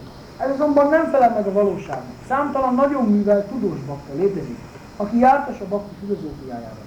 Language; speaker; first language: Hungarian; native; Hungarian